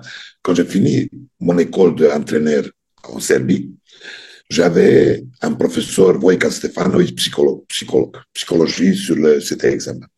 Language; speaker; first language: French; non-native, fluent; Serbian